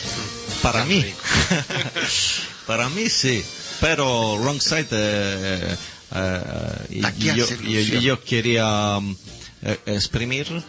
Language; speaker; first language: Spanish; non-native, learner; Italian